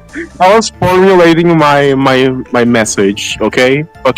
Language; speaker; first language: English; native; English